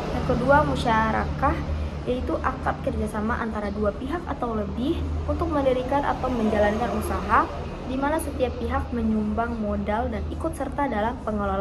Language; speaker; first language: Indonesian; native; Indonesian